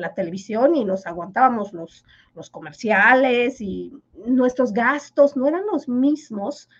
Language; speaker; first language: Spanish; non-native, local second language; Yucateco